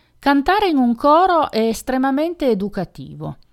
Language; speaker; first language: Italian; native; Italian